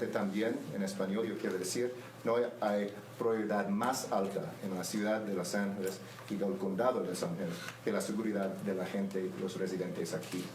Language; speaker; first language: Spanish; non-native, learner; English